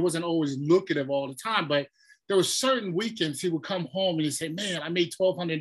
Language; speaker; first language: English; early bilingual, other home language; Tongan